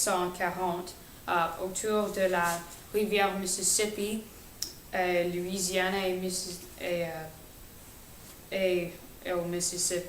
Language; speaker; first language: French; non-native, learner; English